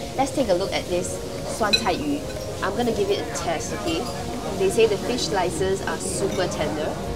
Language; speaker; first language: English; non-native, local second language; Chinese